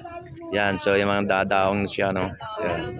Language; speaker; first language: Filipino; native; Filipino